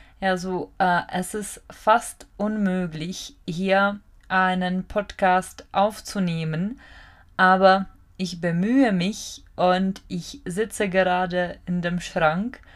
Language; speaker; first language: German; non-native, fluent; Czech